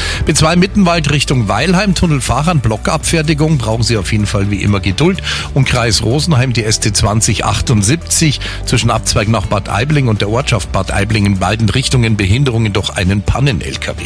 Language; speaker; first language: German; native; German